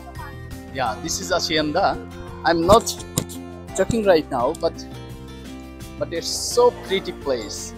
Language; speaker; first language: English; non-native, learner; Bangla